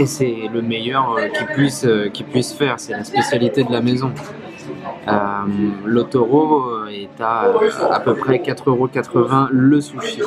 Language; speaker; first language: French; native; French